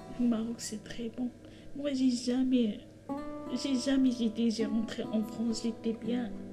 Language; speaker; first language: French; non-native, local second language; Arabic